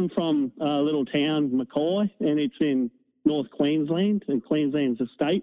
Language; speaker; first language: English; native; English